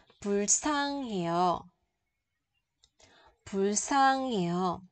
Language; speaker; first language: Korean; non-native, fluent; Vietnamese